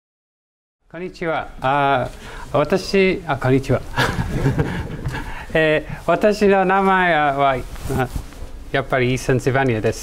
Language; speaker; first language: Japanese; non-native, learner; English